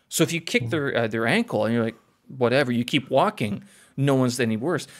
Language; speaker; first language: English; native; English